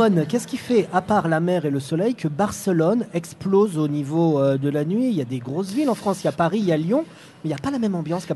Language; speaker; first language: French; native; French